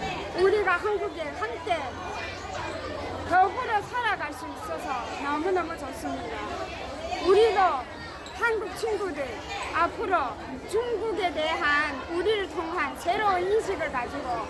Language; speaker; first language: Korean; non-native, fluent; Chinese